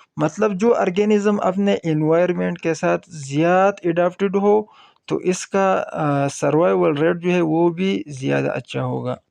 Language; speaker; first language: Urdu; non-native, local second language; Pashto